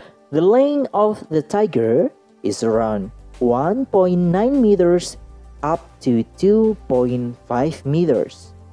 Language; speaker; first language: English; non-native, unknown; Indonesian